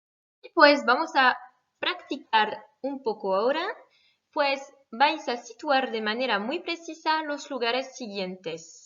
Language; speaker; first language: Spanish; non-native, fluent; French